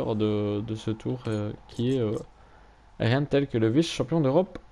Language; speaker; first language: French; native; French